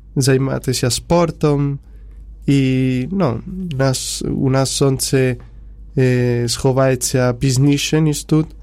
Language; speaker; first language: Ukrainian; non-native, fluent; Spanish